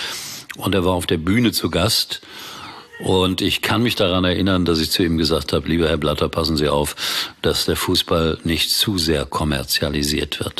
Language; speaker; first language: German; native; German